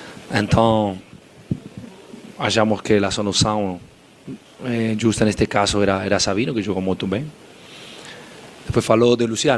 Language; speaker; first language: Portuguese; non-native, fluent; Spanish